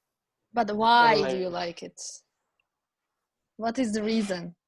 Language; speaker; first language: English; non-native, fluent; Turkish